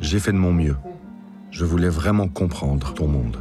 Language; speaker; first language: French; early bilingual, other home language; Arabic